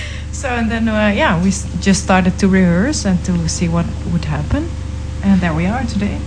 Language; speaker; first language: English; non-native, fluent; Dutch